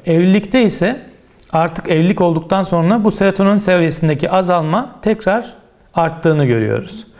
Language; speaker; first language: Turkish; native; Turkish